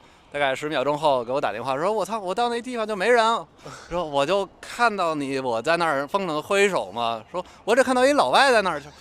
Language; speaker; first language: Chinese; non-native, fluent; English